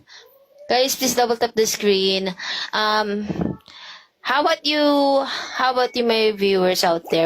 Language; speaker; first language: English; non-native, local second language; Filipino